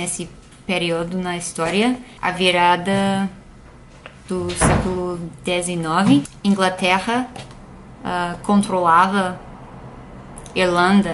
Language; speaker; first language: Portuguese; non-native, fluent; English